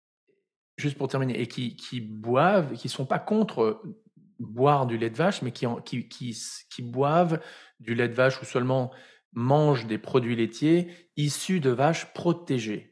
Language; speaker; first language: French; native; French